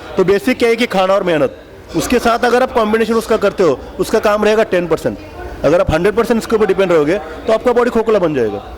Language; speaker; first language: Hindi; non-native, local second language; Marathi